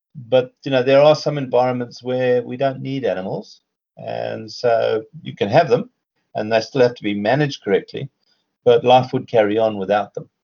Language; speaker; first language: English; native; English